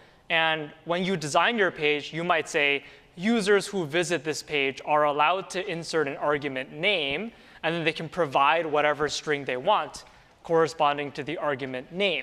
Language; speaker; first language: English; native; English